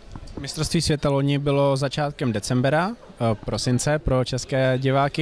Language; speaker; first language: Czech; native; Czech